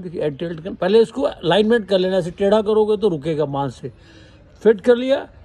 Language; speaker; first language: Hindi; non-native, local second language; Punjabi